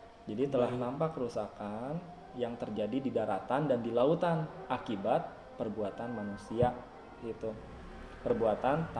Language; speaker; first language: Indonesian; native; Indonesian